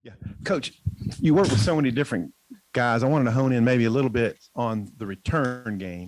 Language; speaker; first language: English; native; English